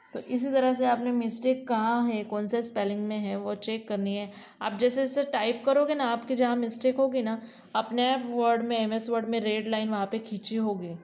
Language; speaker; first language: Hindi; non-native, local second language; Gujarati